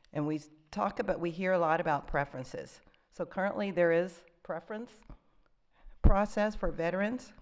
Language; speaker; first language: English; native; English